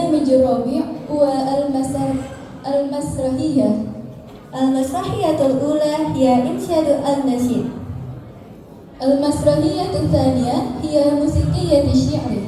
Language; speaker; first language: Arabic; non-native, learner; Indonesian